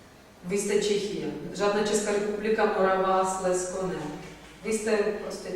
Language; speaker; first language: Czech; non-native, fluent; Russian